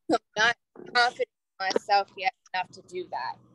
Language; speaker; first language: English; native; English